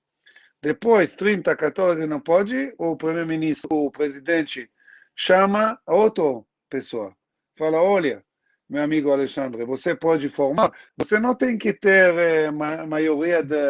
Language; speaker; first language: Portuguese; non-native, learner; Hebrew